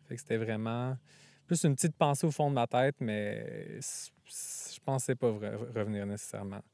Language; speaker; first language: French; native; French